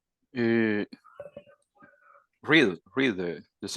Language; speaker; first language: English; non-native, learner; Spanish